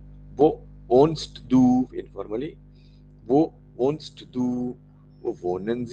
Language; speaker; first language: German; non-native, learner; Marathi